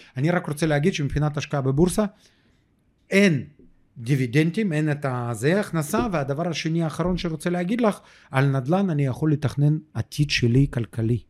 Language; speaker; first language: Hebrew; non-native, fluent; Russian